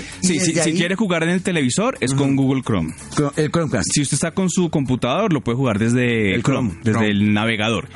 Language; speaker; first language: Spanish; native; Spanish